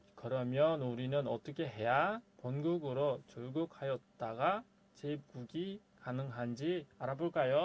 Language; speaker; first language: Korean; non-native, fluent; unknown